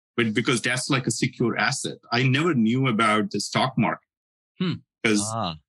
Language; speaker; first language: English; non-native, local second language; Hindi